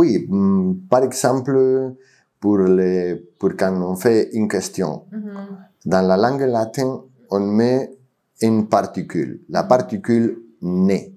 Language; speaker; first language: French; non-native, fluent; Spanish